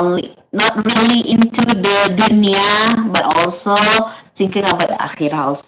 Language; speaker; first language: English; non-native, learner; Indonesian